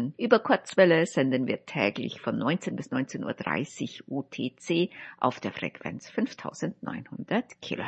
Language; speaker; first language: German; native; German